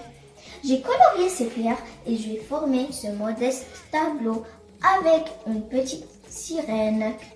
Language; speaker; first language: French; non-native, fluent; Arabic